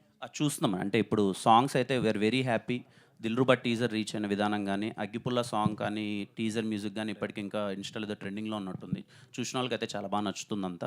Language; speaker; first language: Telugu; native; Telugu